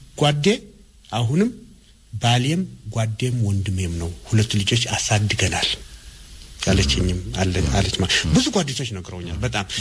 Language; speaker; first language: Amharic; non-native, local second language; Tigrinya